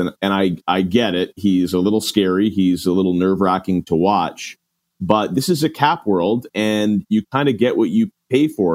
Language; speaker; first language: English; native; English